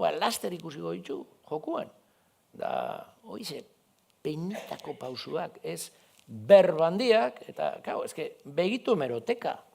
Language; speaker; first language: Basque; non-native, local second language; Spanish